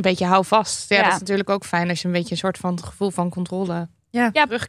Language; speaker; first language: Dutch; native; Dutch